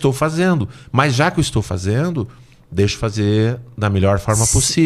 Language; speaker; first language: Portuguese; native; Portuguese